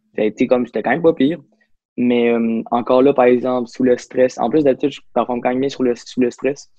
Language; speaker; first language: French; native; French